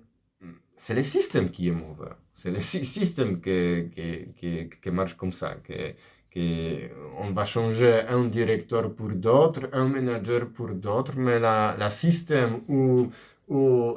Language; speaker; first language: French; non-native, fluent; Polish